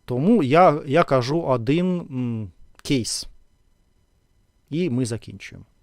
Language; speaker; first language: Ukrainian; non-native, learner; Russian